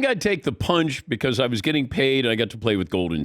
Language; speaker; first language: English; native; English